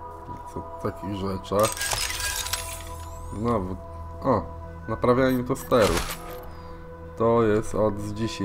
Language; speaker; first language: Polish; native; Polish